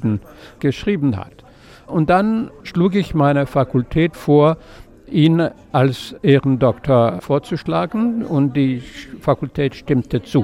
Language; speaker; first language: German; non-native, fluent; French